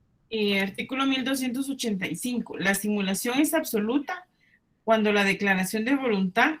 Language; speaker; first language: Spanish; native; Spanish